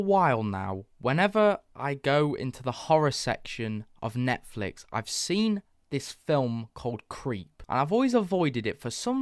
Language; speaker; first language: English; native; English